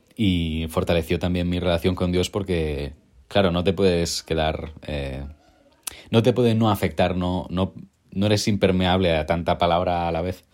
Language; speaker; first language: Spanish; native; Spanish